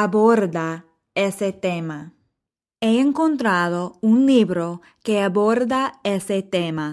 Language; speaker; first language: Spanish; non-native, fluent; English